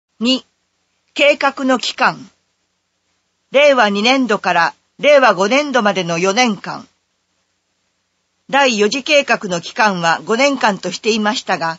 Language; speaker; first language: Japanese; native; Japanese